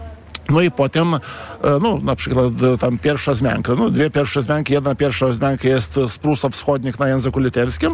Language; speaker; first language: Polish; non-native, fluent; Lithuanian